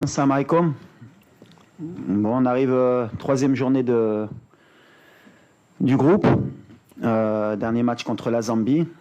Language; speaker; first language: French; native; French